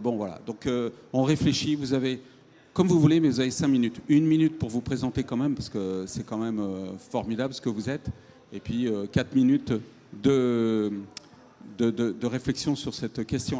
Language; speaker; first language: French; native; French